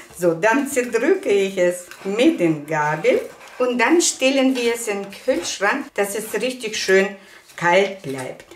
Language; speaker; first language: German; non-native, fluent; Russian